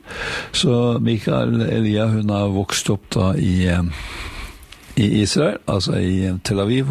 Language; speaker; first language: Norwegian; native; Norwegian